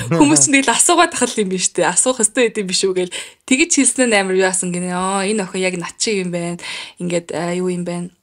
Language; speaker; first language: Mongolian; native; Mongolian